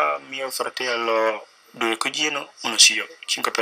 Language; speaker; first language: Italian; non-native, learner; Chinese